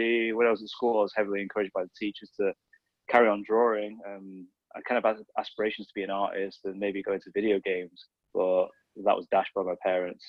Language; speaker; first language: English; native; English